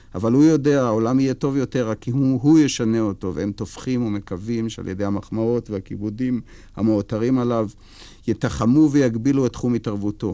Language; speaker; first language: Hebrew; native; Hebrew